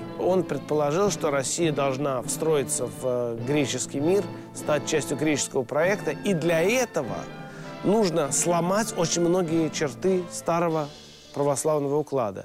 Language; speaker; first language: Russian; native; Russian